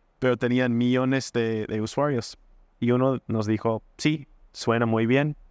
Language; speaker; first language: Spanish; non-native, fluent; English